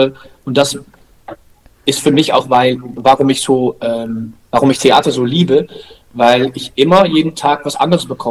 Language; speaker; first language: German; non-native, learner; Dutch